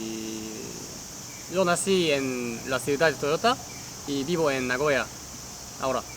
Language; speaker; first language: Spanish; non-native, learner; Japanese